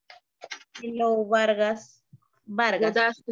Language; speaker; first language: English; non-native, learner; Spanish